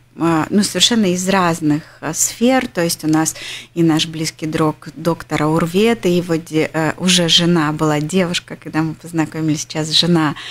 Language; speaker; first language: Russian; native; Russian